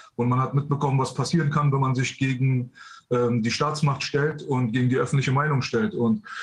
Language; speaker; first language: German; early bilingual, other home language; Persian